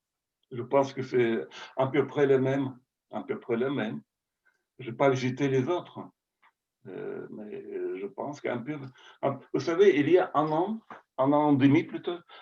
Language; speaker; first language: French; non-native, fluent; Russian